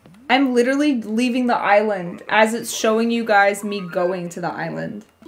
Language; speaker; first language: English; native; English